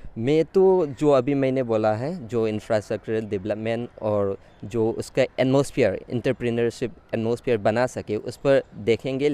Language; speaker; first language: Hindi; non-native, local second language; Manipuri